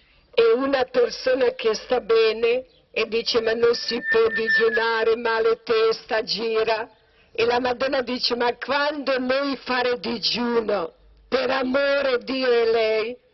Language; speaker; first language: Italian; non-native, learner; Croatian